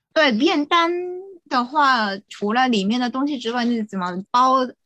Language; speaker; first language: Chinese; non-native, fluent; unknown